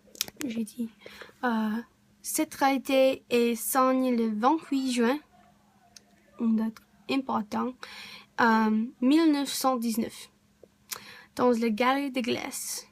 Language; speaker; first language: French; non-native, learner; English